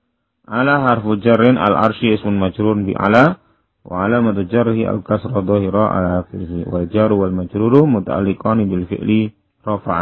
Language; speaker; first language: Arabic; non-native, fluent; Indonesian